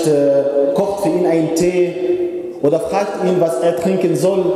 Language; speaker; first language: German; non-native, fluent; Arabic